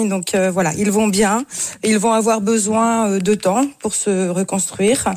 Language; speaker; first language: French; native; French